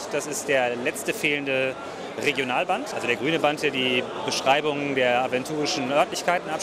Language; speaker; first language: German; native; German